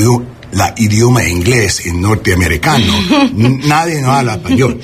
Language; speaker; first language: Spanish; early bilingual, heritage; Spanish